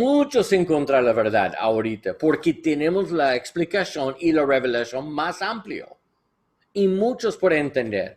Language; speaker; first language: Spanish; non-native, learner; English